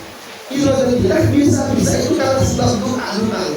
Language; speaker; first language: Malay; non-native, local second language; Javanese